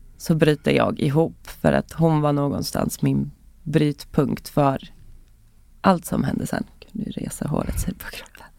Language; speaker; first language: Swedish; early bilingual, other home language; Estonian